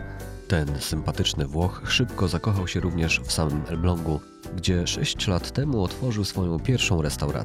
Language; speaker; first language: Polish; native; Polish